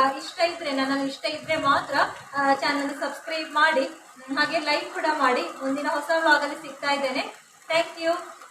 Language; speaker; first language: Kannada; non-native, local second language; Tulu